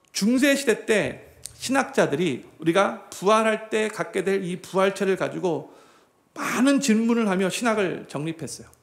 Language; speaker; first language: Korean; native; Korean